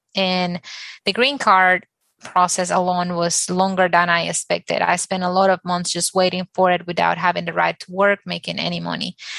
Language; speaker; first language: English; non-native, fluent; Spanish